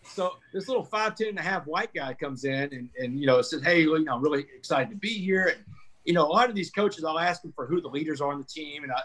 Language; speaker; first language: English; native; English